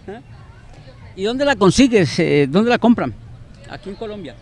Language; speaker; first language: Spanish; native; Spanish